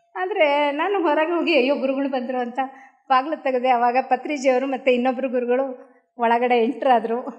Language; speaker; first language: Kannada; native; Kannada